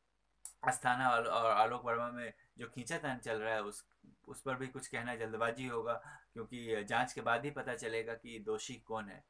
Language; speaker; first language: Hindi; native; Hindi